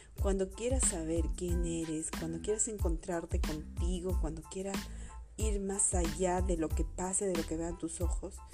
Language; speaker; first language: Spanish; native; Spanish